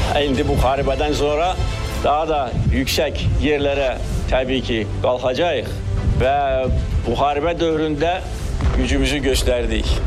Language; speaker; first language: Azerbaijani; native; Azerbaijani